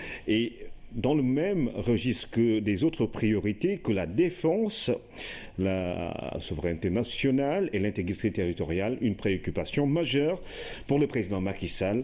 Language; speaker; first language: French; non-native, local second language; Wolof